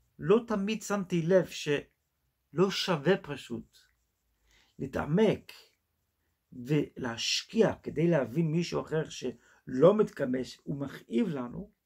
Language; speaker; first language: Hebrew; non-native, fluent; English